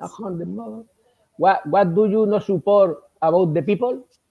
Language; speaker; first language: English; non-native, learner; Spanish